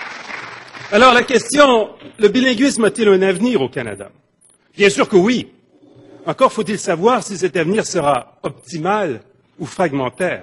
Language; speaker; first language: French; native; French